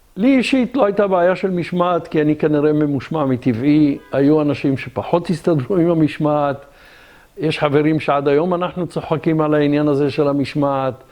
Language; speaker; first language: Hebrew; early bilingual, other home language; Arabic